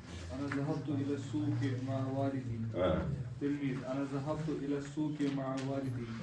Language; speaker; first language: Arabic; non-native, learner; Urdu